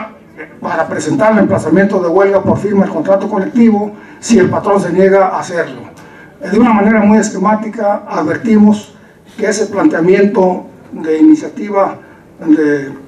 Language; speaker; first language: Spanish; native; Spanish